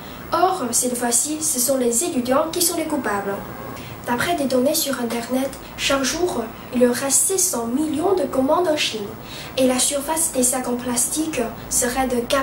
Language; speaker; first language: French; non-native, fluent; Chinese